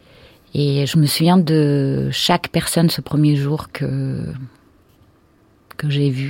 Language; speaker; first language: French; non-native, fluent; Russian